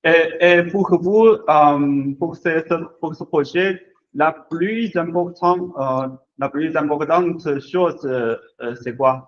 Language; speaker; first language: French; non-native, learner; Chinese